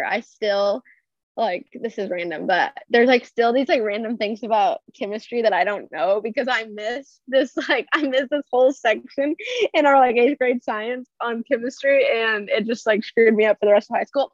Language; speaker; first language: English; native; English